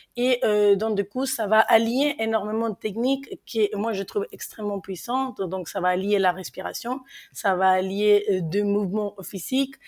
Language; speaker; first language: French; non-native, fluent; Spanish